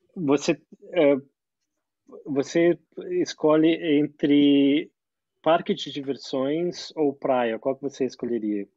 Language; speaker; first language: Portuguese; native; Portuguese